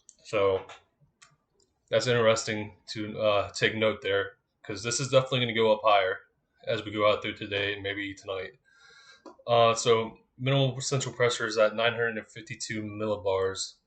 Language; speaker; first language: English; native; English